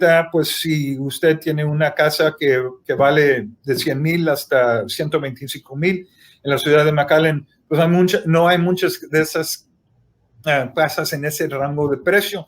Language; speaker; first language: Spanish; early bilingual, heritage; Spanish